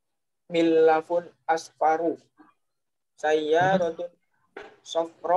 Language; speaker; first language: Arabic; non-native, learner; Indonesian